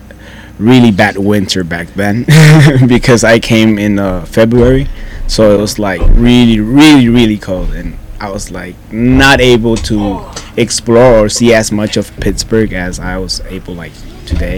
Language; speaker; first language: English; non-native, fluent; Spanish